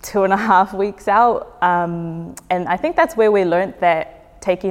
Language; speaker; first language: English; native; English